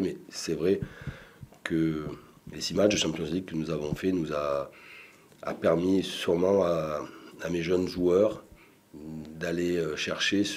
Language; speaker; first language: French; native; French